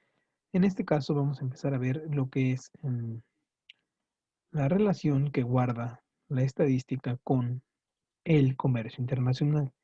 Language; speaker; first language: Spanish; native; Spanish